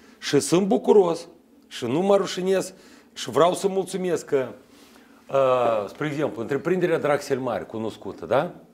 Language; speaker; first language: Romanian; native; Romanian